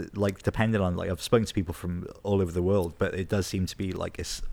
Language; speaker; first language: English; native; English